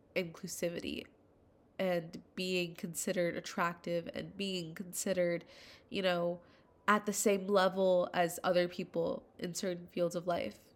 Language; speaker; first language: English; early bilingual, other home language; Hindi